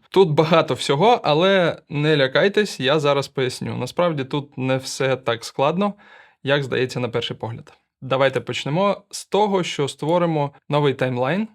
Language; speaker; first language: Ukrainian; non-native, local second language; Russian